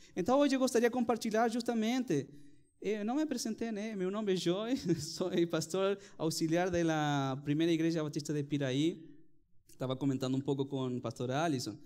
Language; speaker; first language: Portuguese; non-native, fluent; Spanish